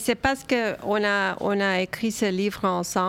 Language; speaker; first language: French; early bilingual, other home language; Romanian